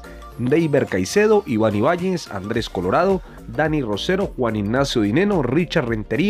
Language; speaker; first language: Spanish; native; Spanish